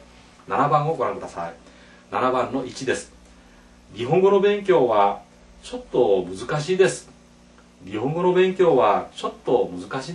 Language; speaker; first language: Japanese; non-native, fluent; Korean